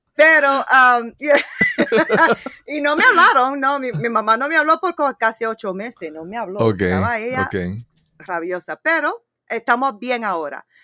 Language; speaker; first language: Spanish; early bilingual, heritage; Spanish